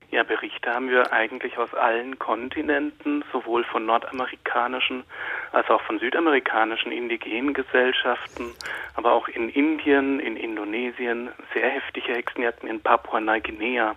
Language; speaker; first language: German; native; German